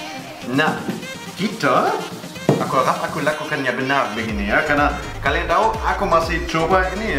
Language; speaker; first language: Indonesian; non-native, fluent; German